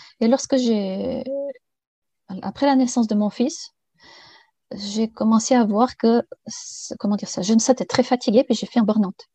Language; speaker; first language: French; non-native, fluent; Bulgarian